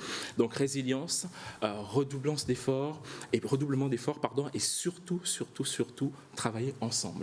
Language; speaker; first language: French; native; French